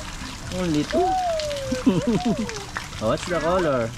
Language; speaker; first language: English; non-native, local second language; Filipino